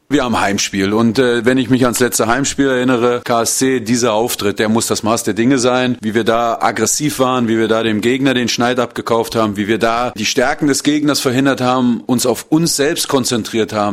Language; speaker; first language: German; native; German